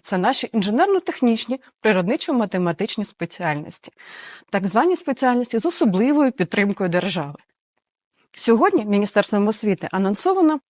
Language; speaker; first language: Ukrainian; native; Ukrainian